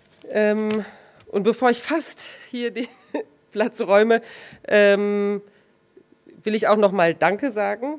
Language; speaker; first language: German; native; German